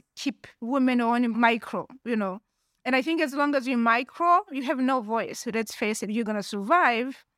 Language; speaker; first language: English; non-native, local second language; Kinyarwanda